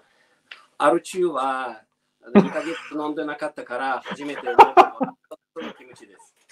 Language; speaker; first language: Japanese; non-native, learner; Russian